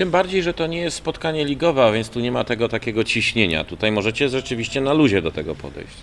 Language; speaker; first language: Polish; native; Polish